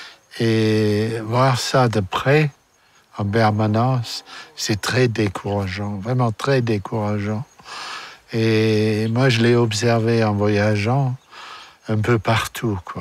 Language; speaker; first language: French; non-native, fluent; German